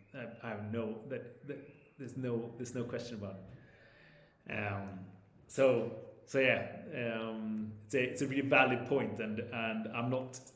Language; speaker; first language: English; non-native, fluent; Swedish